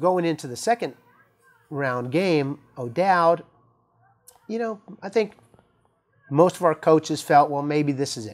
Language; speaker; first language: English; native; English